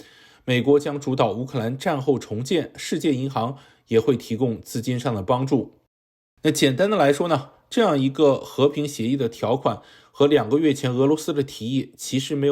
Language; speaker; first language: Chinese; native; Chinese